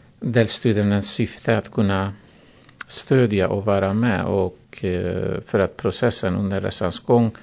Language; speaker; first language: Swedish; non-native, fluent; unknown